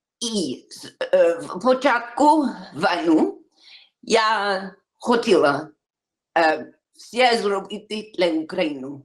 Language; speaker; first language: Ukrainian; early bilingual, heritage; English